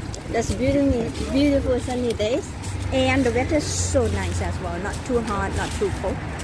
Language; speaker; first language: English; non-native, learner; Thai